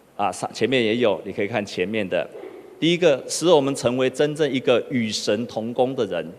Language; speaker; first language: Chinese; native; Chinese